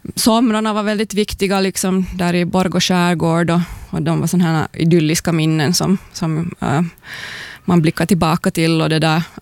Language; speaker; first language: Swedish; native; Swedish